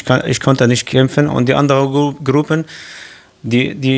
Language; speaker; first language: German; non-native, learner; Kurdish